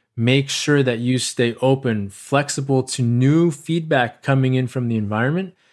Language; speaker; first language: English; native; English